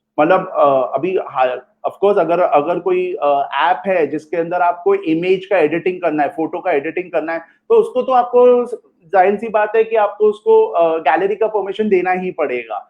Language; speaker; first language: Hindi; non-native, local second language; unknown